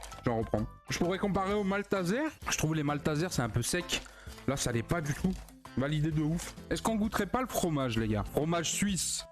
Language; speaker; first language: French; native; French